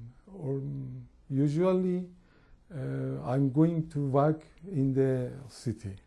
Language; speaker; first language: English; non-native, learner; Persian